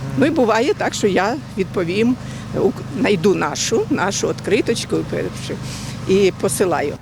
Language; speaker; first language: Ukrainian; non-native, local second language; Russian